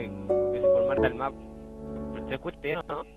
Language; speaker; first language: Spanish; native; Spanish